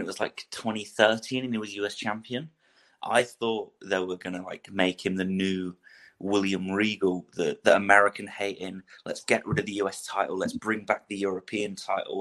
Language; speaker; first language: English; native; English